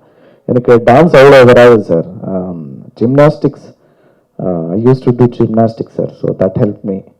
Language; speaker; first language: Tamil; non-native, learner; Kannada